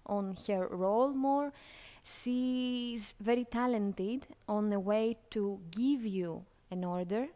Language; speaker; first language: English; non-native, fluent; Greek